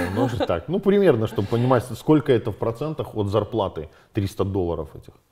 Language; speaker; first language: Russian; native; Russian